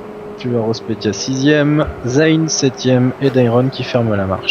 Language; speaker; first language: French; native; French